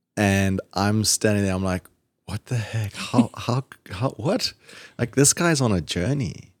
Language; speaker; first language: English; native; English